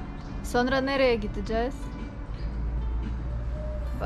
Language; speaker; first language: Turkish; non-native, learner; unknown